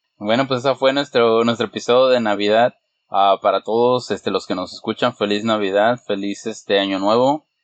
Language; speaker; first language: Spanish; early bilingual, heritage; Spanish